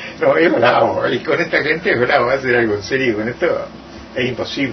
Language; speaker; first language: Spanish; native; Spanish